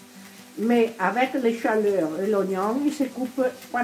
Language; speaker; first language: French; non-native, learner; Italian